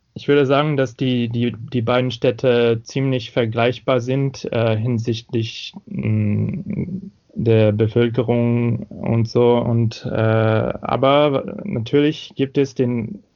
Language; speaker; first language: German; non-native, fluent; English